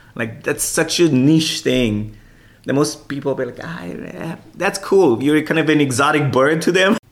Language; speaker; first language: English; non-native, fluent; Romanian